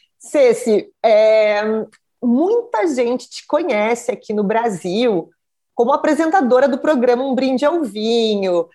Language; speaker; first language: Portuguese; native; Portuguese